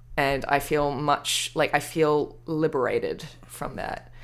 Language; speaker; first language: English; native; English